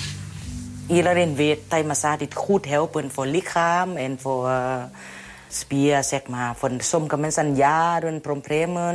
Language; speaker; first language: Dutch; non-native, learner; Thai